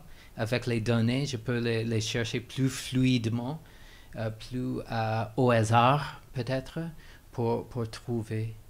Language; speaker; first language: French; non-native, fluent; English